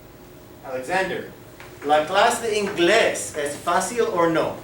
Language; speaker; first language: Spanish; non-native, fluent; English